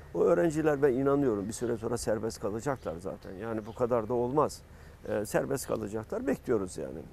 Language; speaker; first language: Turkish; native; Turkish